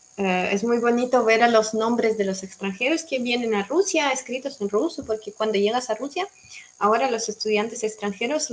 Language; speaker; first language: Spanish; non-native, fluent; Russian